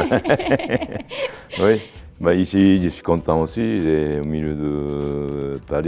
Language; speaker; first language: French; non-native, fluent; Japanese